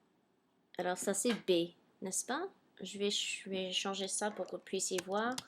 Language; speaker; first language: French; non-native, fluent; English